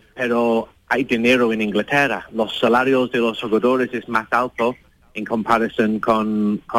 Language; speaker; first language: Spanish; non-native, fluent; English